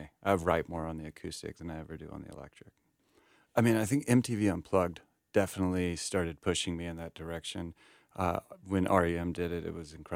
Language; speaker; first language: English; native; English